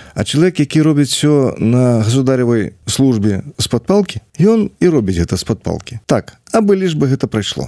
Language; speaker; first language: Belarusian; non-native, local second language; Russian